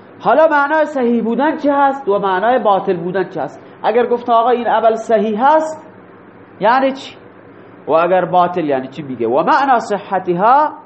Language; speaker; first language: Persian; non-native, local second language; Baluchi